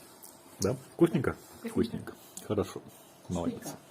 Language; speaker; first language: Russian; native; Russian